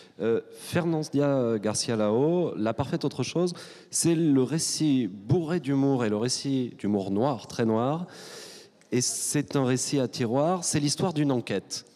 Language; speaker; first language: French; native; French